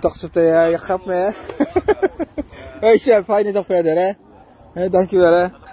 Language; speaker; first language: Dutch; non-native, learner; Filipino